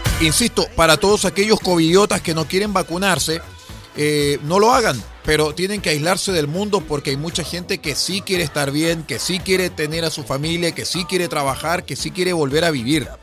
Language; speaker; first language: Spanish; native; Spanish